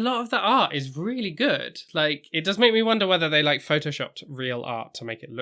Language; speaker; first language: English; native; English